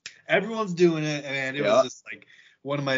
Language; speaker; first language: English; native; English